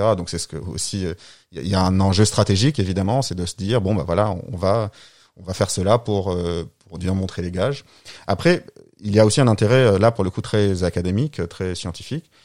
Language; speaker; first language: French; non-native, fluent; Arabic